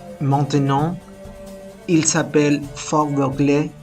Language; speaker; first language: French; non-native, learner; Spanish